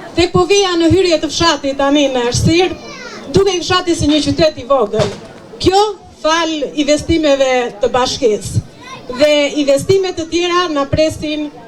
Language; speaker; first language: Albanian; native; Albanian